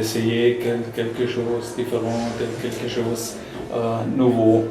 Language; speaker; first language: French; non-native, learner; German